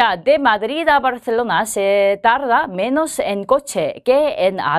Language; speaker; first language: Spanish; non-native, fluent; Korean